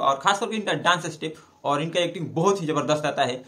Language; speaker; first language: Hindi; non-native, local second language; Bhojpuri